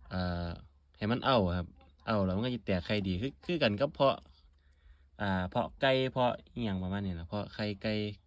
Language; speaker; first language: Thai; native; Thai